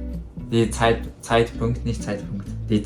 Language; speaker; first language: German; non-native, learner; Japanese